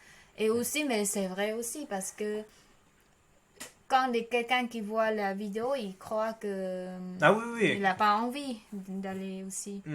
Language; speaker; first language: French; non-native, learner; Khmer